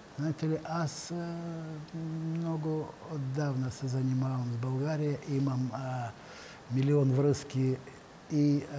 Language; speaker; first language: Bulgarian; non-native, fluent; Ukrainian